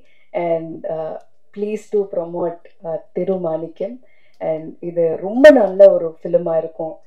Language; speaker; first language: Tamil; non-native, fluent; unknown